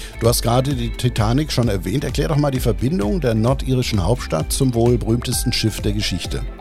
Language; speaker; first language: German; native; German